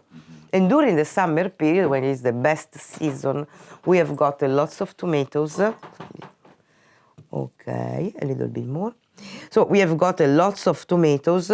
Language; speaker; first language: English; non-native, fluent; Italian